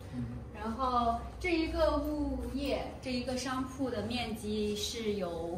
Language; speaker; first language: Chinese; native; Chinese